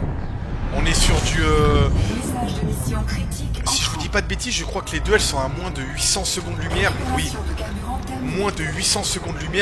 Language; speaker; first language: French; native; French